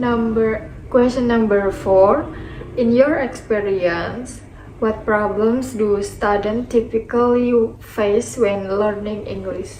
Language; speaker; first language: English; non-native, learner; Indonesian